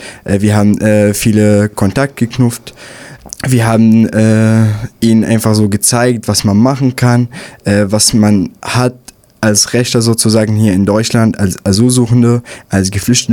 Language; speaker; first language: German; non-native, fluent; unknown